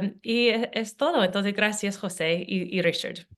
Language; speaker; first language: Spanish; non-native, fluent; English